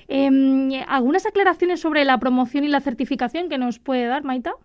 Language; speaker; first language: Spanish; native; Spanish